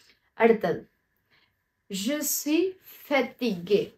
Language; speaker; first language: French; non-native, fluent; Tamil